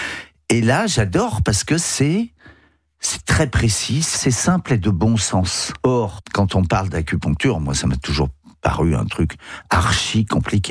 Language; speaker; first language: French; native; French